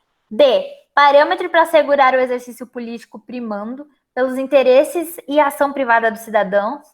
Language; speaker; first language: Portuguese; native; Portuguese